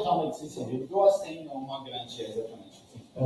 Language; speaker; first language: Portuguese; non-native, learner; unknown